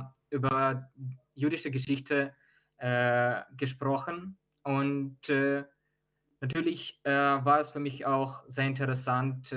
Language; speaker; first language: German; non-native, fluent; Ukrainian